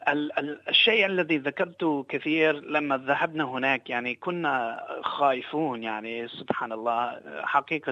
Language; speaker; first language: Arabic; non-native, fluent; English